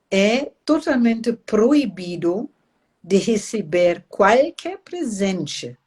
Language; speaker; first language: Portuguese; non-native, fluent; German